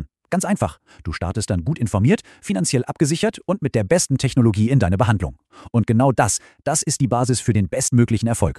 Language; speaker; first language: German; native; German